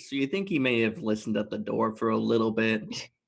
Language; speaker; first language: English; native; English